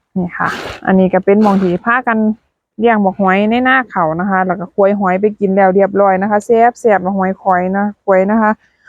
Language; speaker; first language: Thai; native; Thai